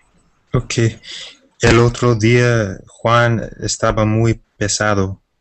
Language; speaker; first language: Spanish; non-native, fluent; English